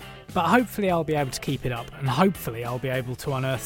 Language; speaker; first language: English; native; English